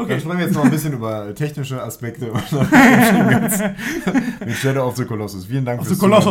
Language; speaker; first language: German; native; German